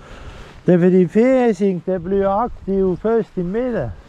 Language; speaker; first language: Danish; non-native, learner; Estonian